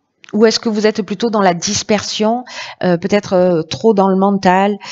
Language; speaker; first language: French; native; French